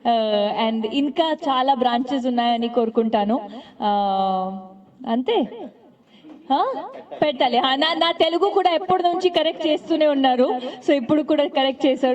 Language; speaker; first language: Telugu; non-native, local second language; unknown